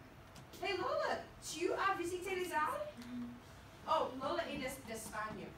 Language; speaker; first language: French; non-native, fluent; English